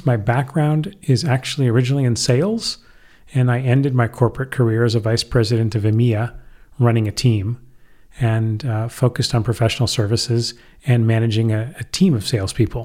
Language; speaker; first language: English; native; English